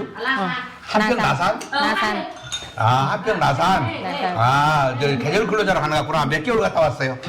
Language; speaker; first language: Korean; non-native, learner; Vietnamese